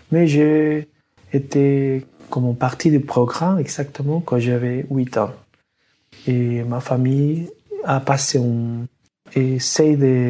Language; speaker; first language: French; non-native, learner; Spanish